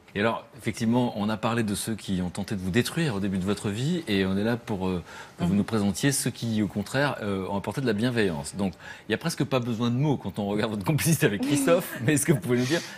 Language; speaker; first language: French; native; French